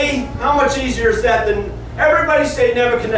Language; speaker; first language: English; native; English